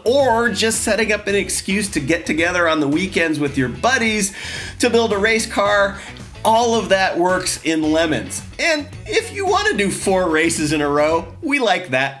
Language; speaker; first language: English; native; English